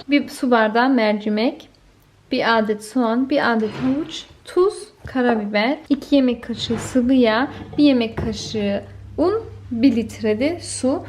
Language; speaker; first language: Turkish; early bilingual, heritage; Turkish